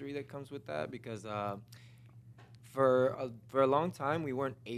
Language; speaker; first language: English; non-native, fluent; Spanish